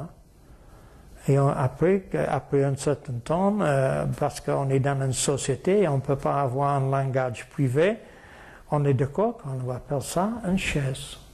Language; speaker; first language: French; non-native, fluent; English